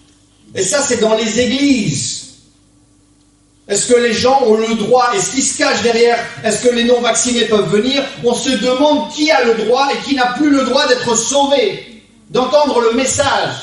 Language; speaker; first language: French; native; French